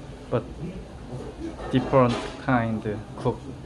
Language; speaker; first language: English; non-native, learner; Korean